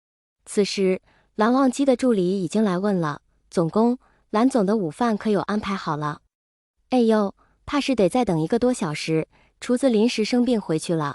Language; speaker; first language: Chinese; native; Chinese